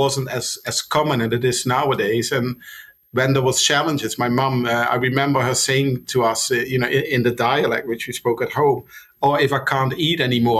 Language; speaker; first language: English; non-native, fluent; Dutch